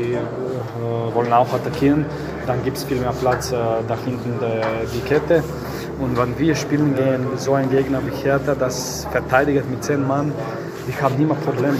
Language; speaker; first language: German; non-native, fluent; Croatian